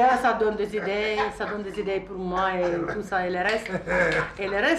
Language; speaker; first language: French; non-native, fluent; Russian